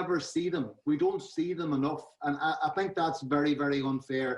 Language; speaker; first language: English; native; English